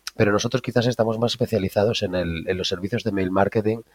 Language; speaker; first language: Spanish; native; Spanish